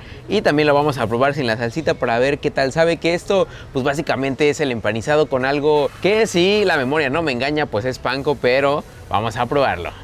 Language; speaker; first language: Spanish; native; Spanish